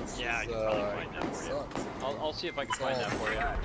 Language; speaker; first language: English; native; English